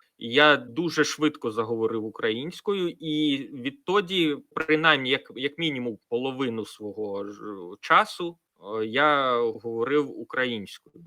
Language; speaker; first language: Ukrainian; non-native, local second language; Russian